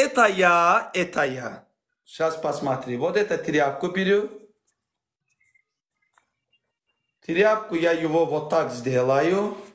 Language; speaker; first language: Russian; non-native, learner; Azerbaijani